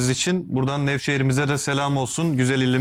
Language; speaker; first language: Turkish; native; Turkish